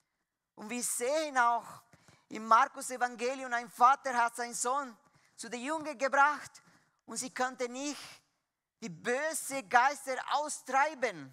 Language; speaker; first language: German; non-native, fluent; Spanish